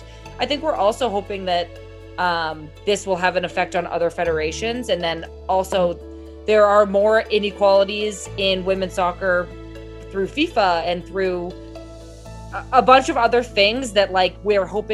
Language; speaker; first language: English; native; English